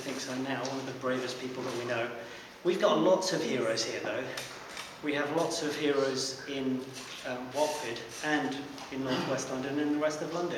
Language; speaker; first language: English; native; English